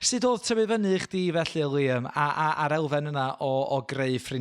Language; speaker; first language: Welsh; native; Welsh